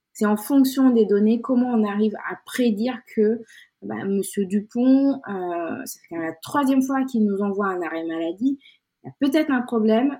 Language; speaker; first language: French; non-native, local second language; Wolof